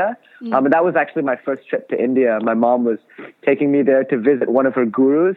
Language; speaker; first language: English; non-native, local second language; Tamil